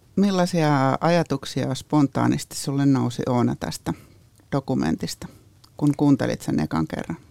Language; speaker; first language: Finnish; native; Finnish